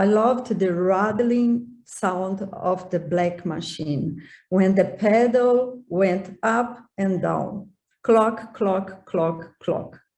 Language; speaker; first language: English; non-native, learner; Portuguese